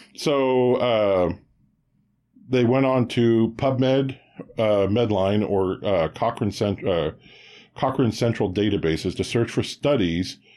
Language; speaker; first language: English; native; English